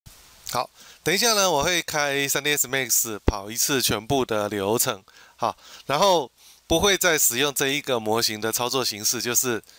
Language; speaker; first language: Chinese; native; Chinese